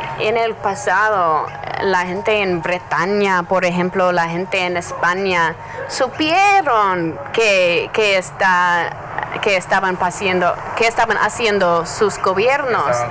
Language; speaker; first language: Spanish; non-native, learner; English